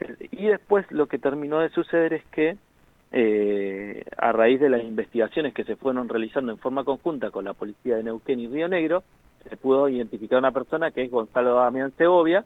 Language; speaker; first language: Spanish; native; Spanish